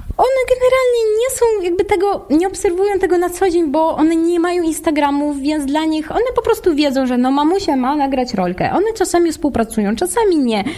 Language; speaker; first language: Polish; non-native, fluent; Russian